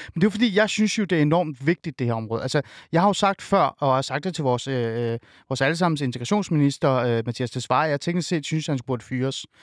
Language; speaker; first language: Danish; early bilingual, other home language; Persian